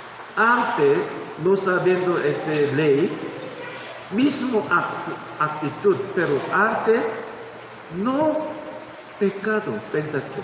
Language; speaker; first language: Spanish; non-native, learner; Korean